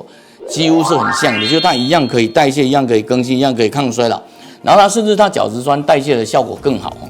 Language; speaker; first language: Chinese; native; Chinese